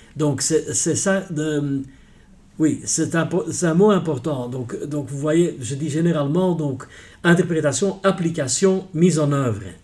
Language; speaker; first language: French; non-native, local second language; Dutch